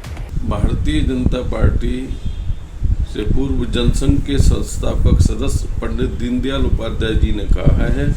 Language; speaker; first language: Hindi; native; Hindi